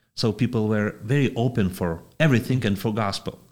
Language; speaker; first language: English; non-native, fluent; Lithuanian